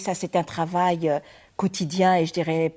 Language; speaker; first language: French; native; French